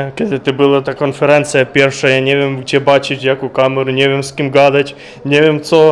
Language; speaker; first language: Polish; non-native, learner; Ukrainian